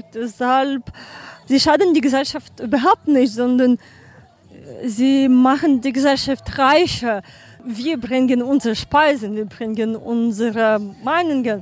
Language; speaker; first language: German; non-native, learner; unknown